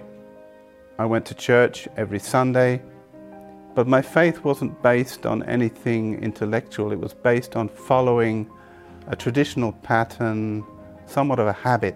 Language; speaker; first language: English; native; English